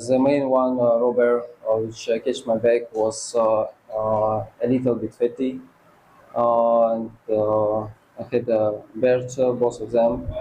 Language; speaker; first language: English; non-native, learner; Russian